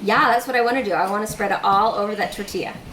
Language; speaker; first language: English; native; English